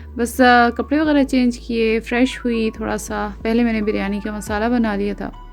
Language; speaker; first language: Urdu; native; Urdu